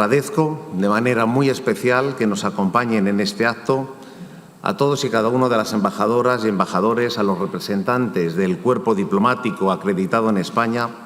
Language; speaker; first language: Spanish; native; Spanish